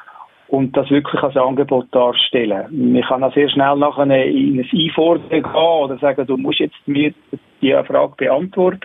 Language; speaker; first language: German; native; German